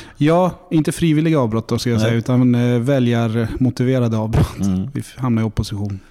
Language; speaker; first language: Swedish; early bilingual, other home language; Turkish